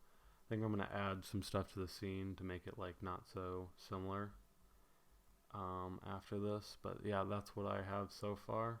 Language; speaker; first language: English; native; English